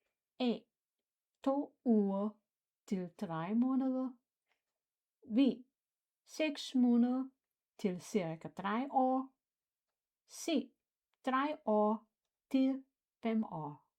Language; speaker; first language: Danish; non-native, fluent; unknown